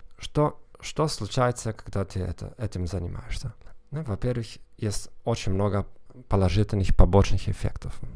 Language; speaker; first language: Russian; non-native, fluent; German